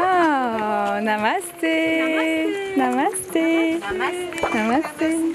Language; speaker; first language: French; native; French